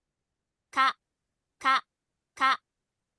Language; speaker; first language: Japanese; non-native, learner; Filipino